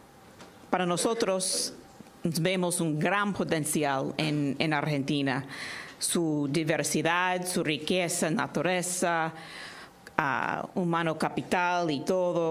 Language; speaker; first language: Spanish; non-native, fluent; English